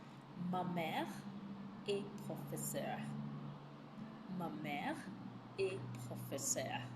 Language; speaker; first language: French; non-native, fluent; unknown